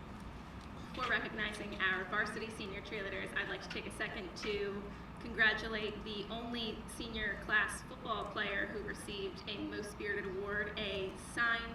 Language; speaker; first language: English; native; English